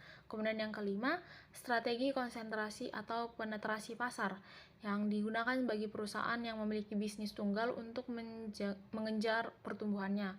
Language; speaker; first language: Indonesian; native; Indonesian